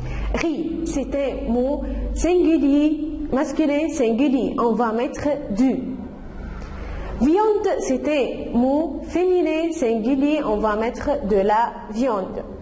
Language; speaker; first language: French; non-native, fluent; Arabic